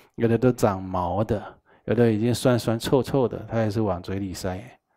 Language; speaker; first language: Chinese; native; Chinese